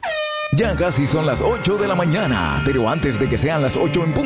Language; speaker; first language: Spanish; native; Spanish